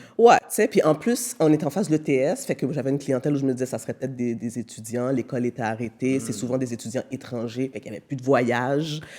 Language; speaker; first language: French; native; French